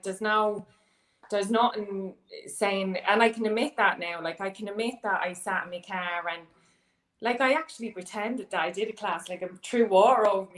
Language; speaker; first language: English; native; English